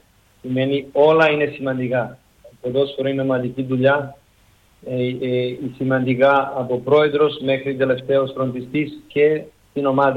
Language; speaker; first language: Greek; non-native, learner; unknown